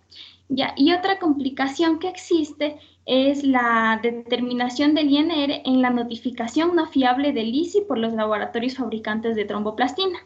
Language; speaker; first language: Spanish; native; Spanish